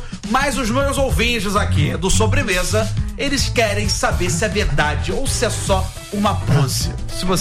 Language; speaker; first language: Portuguese; native; Portuguese